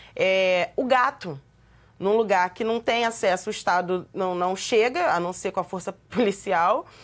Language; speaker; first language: Portuguese; native; Portuguese